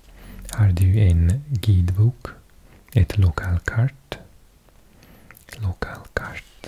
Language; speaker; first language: Danish; non-native, learner; English